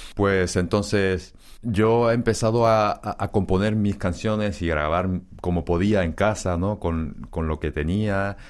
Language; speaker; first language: Spanish; early bilingual, other home language; Korean